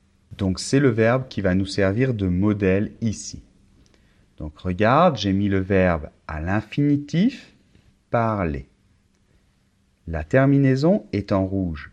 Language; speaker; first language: French; native; French